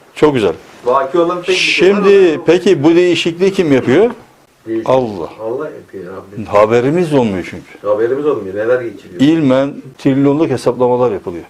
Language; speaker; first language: Turkish; native; Turkish